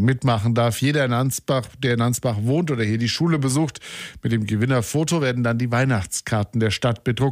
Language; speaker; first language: German; native; German